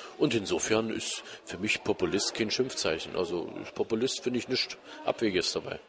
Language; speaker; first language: German; native; German